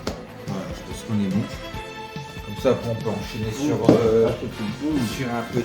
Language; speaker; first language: French; native; French